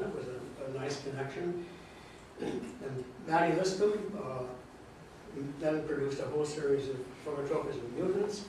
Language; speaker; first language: English; native; English